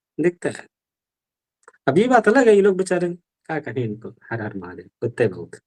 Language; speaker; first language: Hindi; native; Hindi